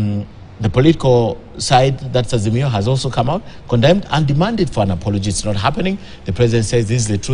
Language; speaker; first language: English; non-native, local second language; Swahili